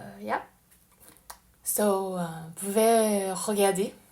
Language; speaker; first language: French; non-native, learner; Japanese